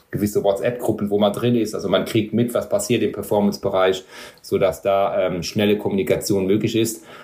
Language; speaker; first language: German; non-native, local second language; Luxembourgish